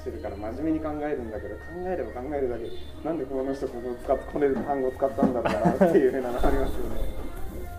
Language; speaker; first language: Japanese; native; Japanese